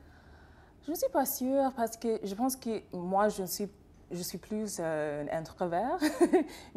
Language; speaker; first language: French; non-native, fluent; English